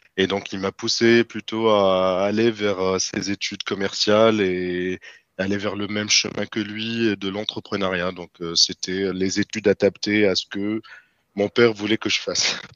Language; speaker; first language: French; non-native, local second language; Arabic